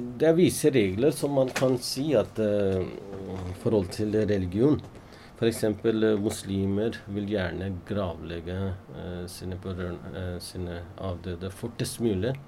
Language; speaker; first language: Norwegian; non-native, fluent; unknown